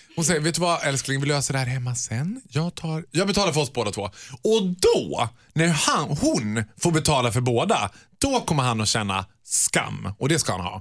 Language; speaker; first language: Swedish; native; Swedish